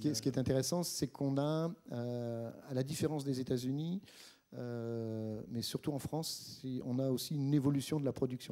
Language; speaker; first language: French; native; French